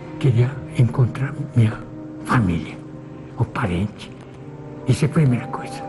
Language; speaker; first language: Portuguese; non-native, learner; Korean